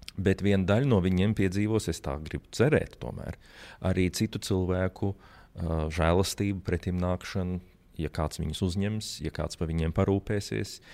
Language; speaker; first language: Latvian; native; Latvian